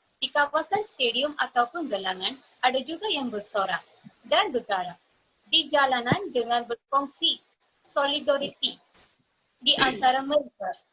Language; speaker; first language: Malay; non-native, local second language; Tamil